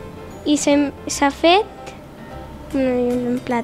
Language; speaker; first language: Catalan; non-native, local second language; Spanish